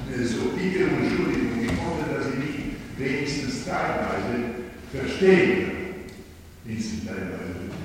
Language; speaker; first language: German; non-native, fluent; Polish